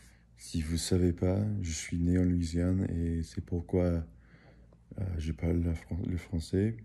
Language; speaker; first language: French; early bilingual, heritage; English